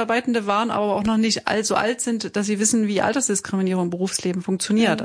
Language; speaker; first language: German; native; German